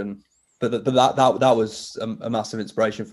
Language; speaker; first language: English; native; English